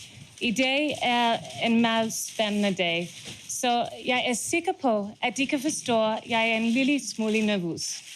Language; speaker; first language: Danish; non-native, learner; English